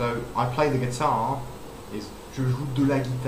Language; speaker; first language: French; non-native, fluent; English